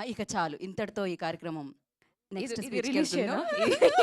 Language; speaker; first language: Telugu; native; Telugu